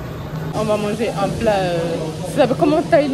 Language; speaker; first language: French; native; French